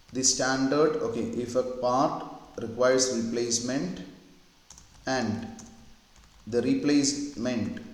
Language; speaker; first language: English; non-native, local second language; Malayalam